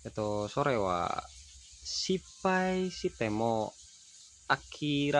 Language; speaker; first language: Japanese; non-native, learner; Indonesian